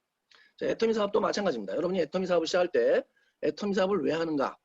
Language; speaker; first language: Korean; native; Korean